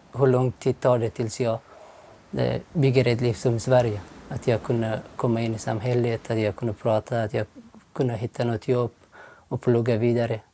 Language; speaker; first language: Swedish; non-native, fluent; Persian